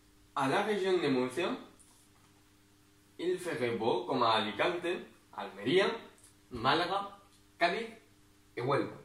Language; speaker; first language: French; non-native, learner; Spanish